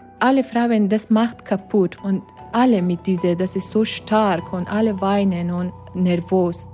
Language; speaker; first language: German; non-native, learner; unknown